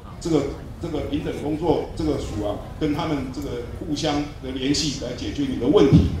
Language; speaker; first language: Chinese; native; Chinese